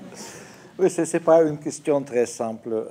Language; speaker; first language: French; non-native, fluent; Russian